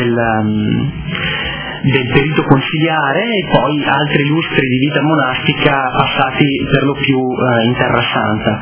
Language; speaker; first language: Italian; native; Italian